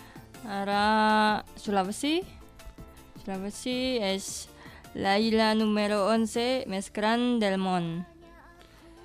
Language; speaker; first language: Catalan; non-native, learner; Indonesian